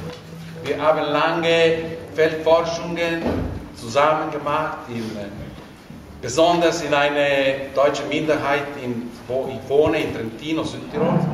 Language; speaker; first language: German; non-native, fluent; Italian